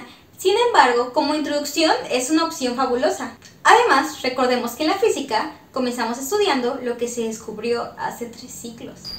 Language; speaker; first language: Spanish; native; Spanish